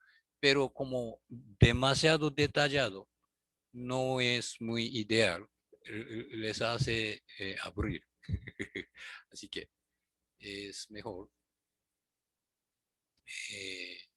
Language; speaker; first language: Spanish; non-native, learner; Japanese